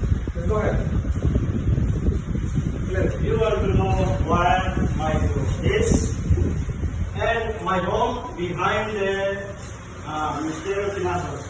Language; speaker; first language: English; non-native, learner; Tetum